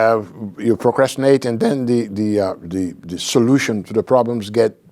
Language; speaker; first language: English; non-native, fluent; Portuguese